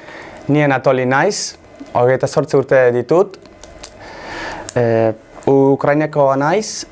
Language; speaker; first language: Basque; non-native, learner; Ukrainian